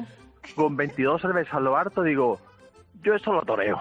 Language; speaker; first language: Spanish; native; Spanish